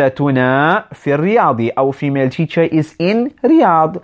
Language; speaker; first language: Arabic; non-native, fluent; English